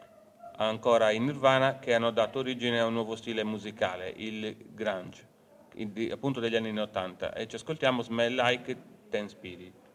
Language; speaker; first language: Italian; native; Italian